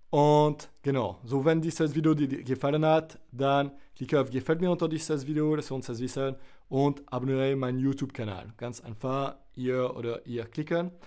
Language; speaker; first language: German; non-native, fluent; French